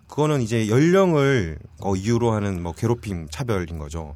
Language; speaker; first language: Korean; native; Korean